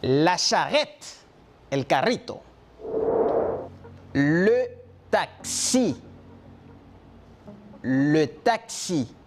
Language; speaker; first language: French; non-native, fluent; Spanish